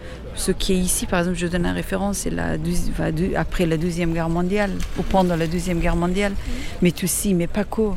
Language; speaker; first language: French; non-native, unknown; Persian